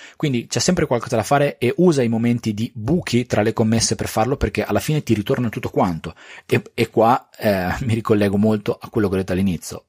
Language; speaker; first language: Italian; native; Italian